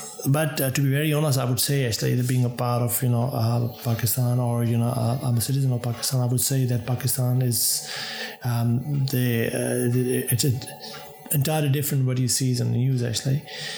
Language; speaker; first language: English; non-native, local second language; Urdu